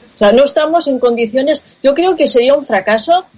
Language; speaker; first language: Spanish; non-native, local second language; Catalan